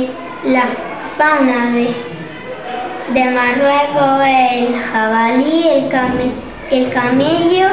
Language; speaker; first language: Spanish; early bilingual, other home language; Arabic